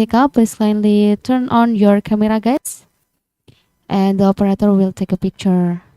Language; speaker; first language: English; non-native, learner; Indonesian